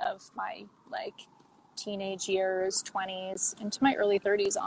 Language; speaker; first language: English; native; English